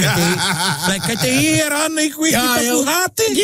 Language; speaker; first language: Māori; non-native, local second language; English